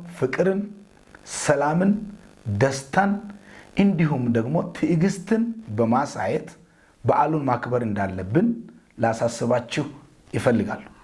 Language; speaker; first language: Amharic; non-native, local second language; Wolaytta